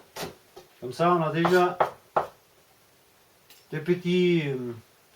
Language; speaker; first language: French; non-native, fluent; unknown